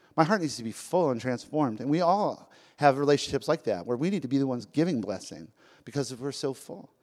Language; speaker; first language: English; early bilingual, other home language; Spanish